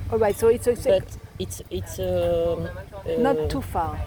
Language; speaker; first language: English; non-native, fluent; French